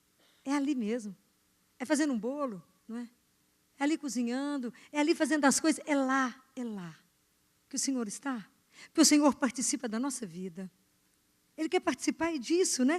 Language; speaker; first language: Portuguese; native; Portuguese